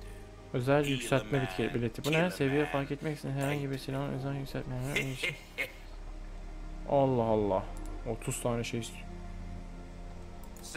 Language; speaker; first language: Turkish; native; Turkish